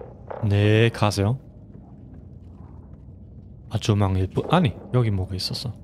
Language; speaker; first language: Korean; non-native, fluent; German